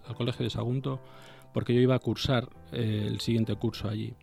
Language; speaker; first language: Spanish; native; Spanish